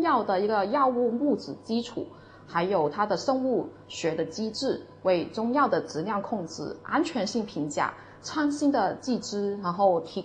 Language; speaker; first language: Chinese; native; Chinese